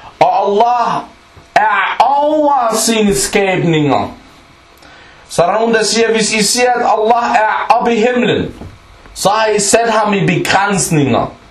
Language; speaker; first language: Danish; early bilingual, other home language; Arabic